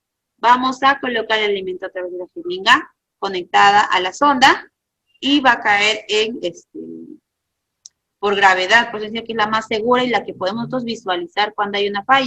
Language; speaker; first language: Spanish; native; Spanish